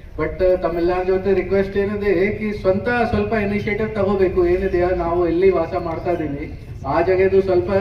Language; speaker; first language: Kannada; non-native, local second language; Hindi